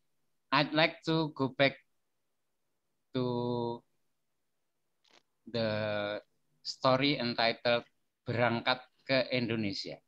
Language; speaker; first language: English; non-native, fluent; Indonesian